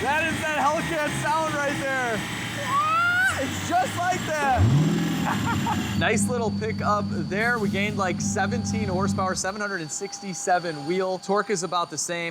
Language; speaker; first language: English; native; English